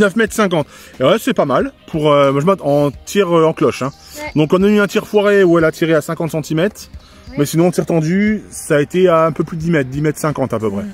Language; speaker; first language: French; native; French